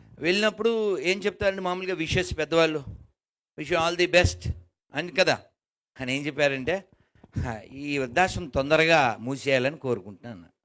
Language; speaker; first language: Telugu; native; Telugu